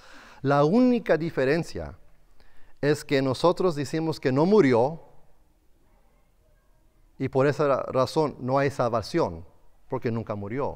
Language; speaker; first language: Spanish; non-native, fluent; English